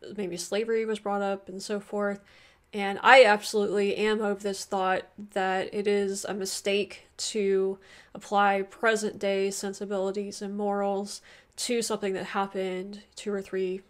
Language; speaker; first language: English; native; English